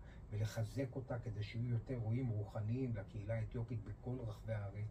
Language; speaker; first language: Hebrew; native; Hebrew